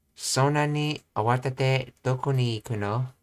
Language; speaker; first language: Japanese; non-native, learner; English